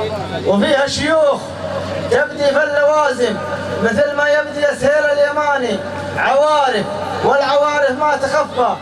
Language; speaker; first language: Arabic; native; Arabic